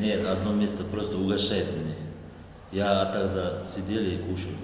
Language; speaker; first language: Russian; non-native, local second language; Uzbek